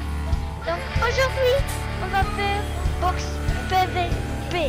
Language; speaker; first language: French; non-native, learner; English